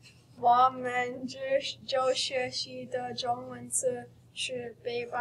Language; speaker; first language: Chinese; non-native, learner; English